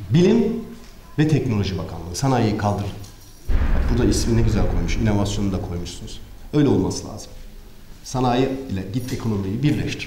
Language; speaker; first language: Turkish; native; Turkish